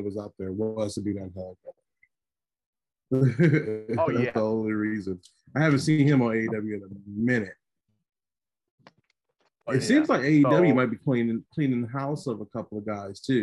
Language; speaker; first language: English; native; English